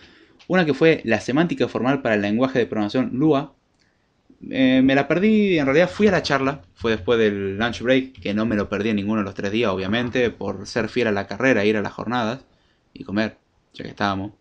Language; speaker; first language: Spanish; native; Spanish